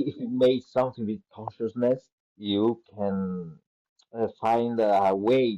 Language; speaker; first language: English; non-native, learner; Italian